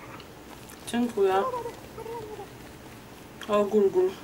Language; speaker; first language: Polish; native; Polish